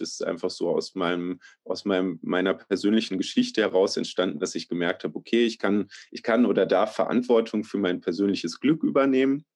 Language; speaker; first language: German; native; German